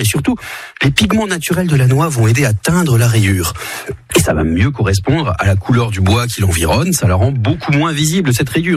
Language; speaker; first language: French; native; French